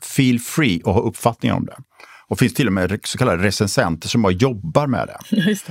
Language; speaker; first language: Swedish; native; Swedish